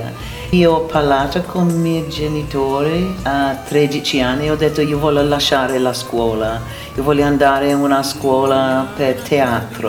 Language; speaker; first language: Italian; non-native, learner; English